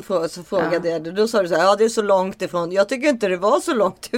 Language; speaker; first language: Swedish; native; Swedish